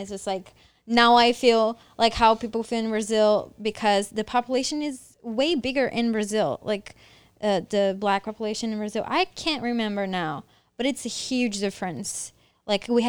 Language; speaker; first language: English; non-native, fluent; Portuguese